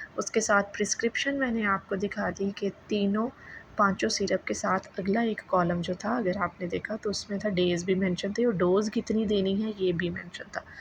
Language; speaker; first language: Urdu; native; Urdu